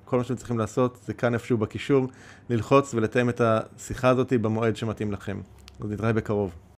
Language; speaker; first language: Hebrew; native; Hebrew